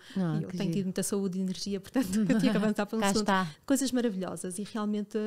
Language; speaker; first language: Portuguese; native; Portuguese